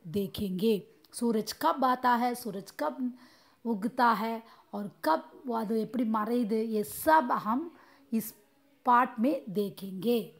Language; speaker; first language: Hindi; non-native, local second language; Tamil